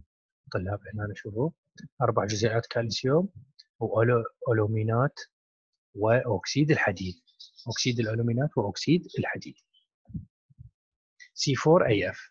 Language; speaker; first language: Arabic; native; Arabic